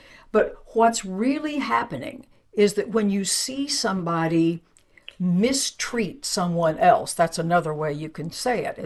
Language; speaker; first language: English; native; English